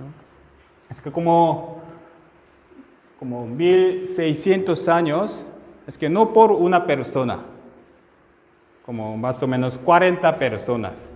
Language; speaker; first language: Spanish; non-native, fluent; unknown